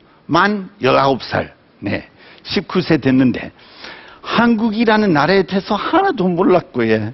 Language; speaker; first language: Korean; non-native, fluent; English